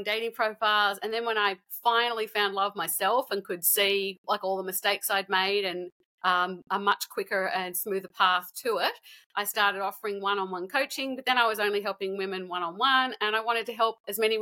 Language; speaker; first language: English; native; English